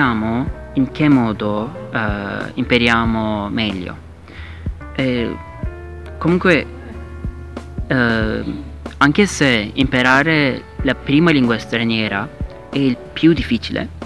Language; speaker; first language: Italian; non-native, learner; Turkish